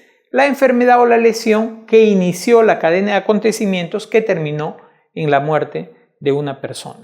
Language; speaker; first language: Spanish; native; Spanish